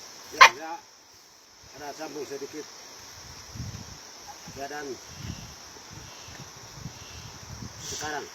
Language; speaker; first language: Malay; non-native, local second language; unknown